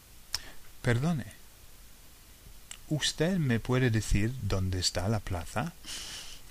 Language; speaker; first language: Spanish; non-native, fluent; English